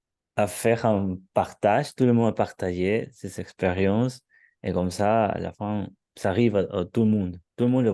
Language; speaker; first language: French; non-native, learner; Spanish